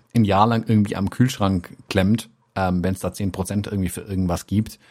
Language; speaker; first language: German; native; German